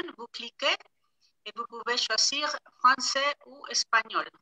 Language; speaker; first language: French; non-native, fluent; Spanish